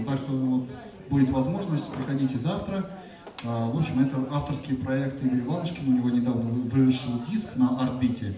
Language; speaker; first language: Russian; native; Russian